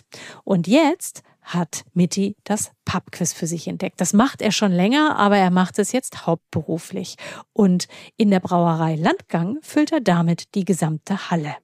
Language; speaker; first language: German; native; German